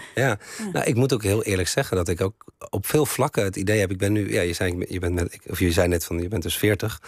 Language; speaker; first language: Dutch; native; Dutch